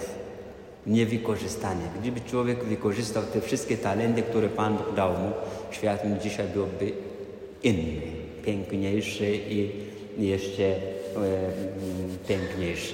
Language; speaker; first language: Polish; non-native, fluent; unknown